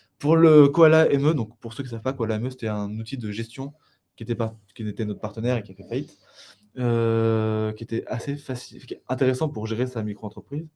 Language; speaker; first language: French; native; French